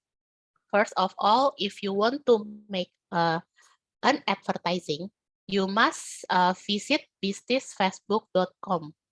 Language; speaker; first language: English; non-native, learner; Indonesian